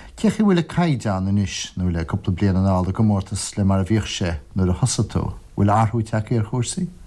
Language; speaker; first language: Irish; native; Irish